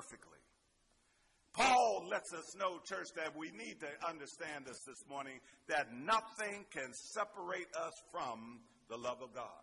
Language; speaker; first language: English; native; English